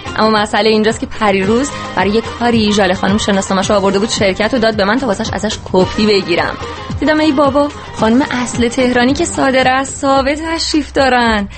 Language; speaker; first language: Persian; native; Persian